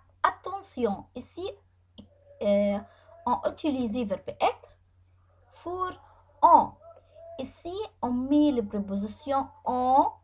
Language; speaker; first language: French; non-native, fluent; Arabic